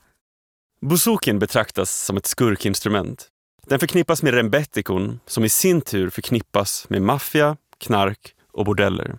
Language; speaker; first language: Swedish; native; Swedish